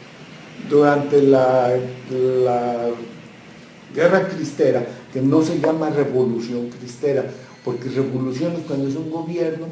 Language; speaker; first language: Spanish; native; Spanish